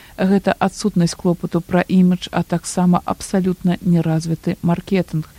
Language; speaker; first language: Belarusian; native; Belarusian